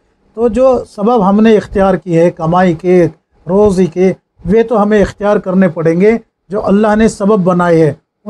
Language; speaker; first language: Urdu; native; Urdu